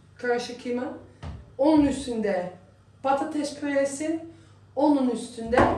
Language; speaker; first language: Turkish; non-native, fluent; Dutch